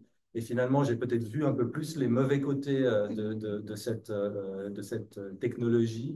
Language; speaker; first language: French; native; French